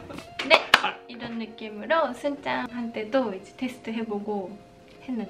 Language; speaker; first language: Korean; non-native, fluent; Japanese